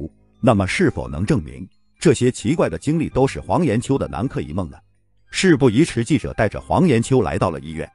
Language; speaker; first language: Chinese; native; Chinese